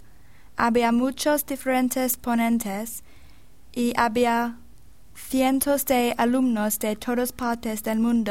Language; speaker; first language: Spanish; non-native, learner; English